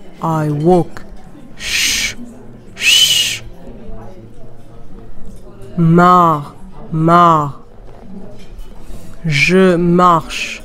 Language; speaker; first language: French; non-native, fluent; English